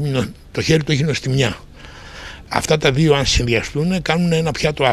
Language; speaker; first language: Greek; native; Greek